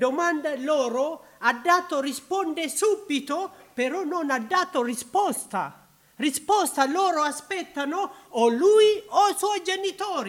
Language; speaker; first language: Italian; non-native, learner; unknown